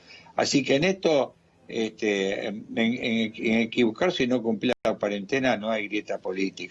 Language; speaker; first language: Spanish; native; Spanish